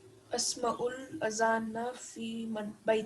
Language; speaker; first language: Arabic; non-native, learner; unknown